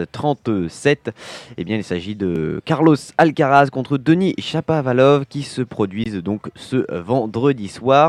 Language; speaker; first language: French; native; French